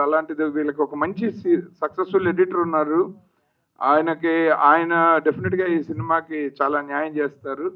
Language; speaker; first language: Telugu; native; Telugu